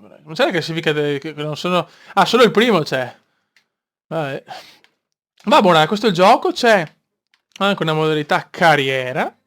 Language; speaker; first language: Italian; native; Italian